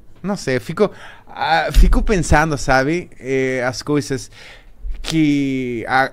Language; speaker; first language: Portuguese; non-native, learner; Spanish